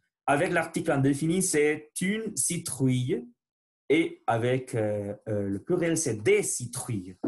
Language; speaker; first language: French; non-native, learner; Spanish